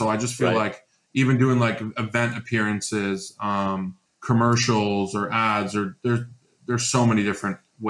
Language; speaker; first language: English; native; English